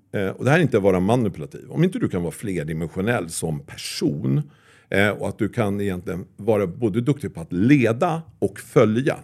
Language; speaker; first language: Swedish; native; Swedish